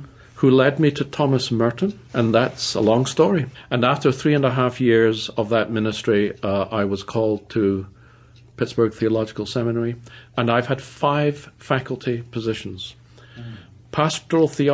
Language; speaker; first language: English; native; English